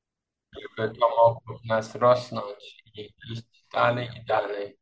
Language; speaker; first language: Polish; non-native, learner; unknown